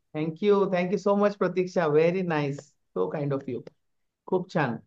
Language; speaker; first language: Hindi; non-native, local second language; Marathi